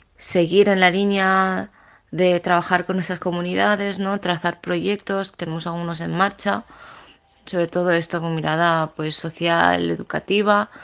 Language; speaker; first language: Spanish; early bilingual, other home language; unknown